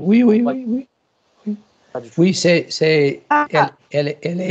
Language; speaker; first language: French; non-native, learner; English